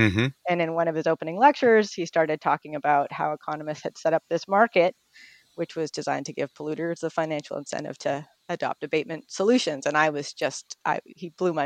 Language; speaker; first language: English; native; English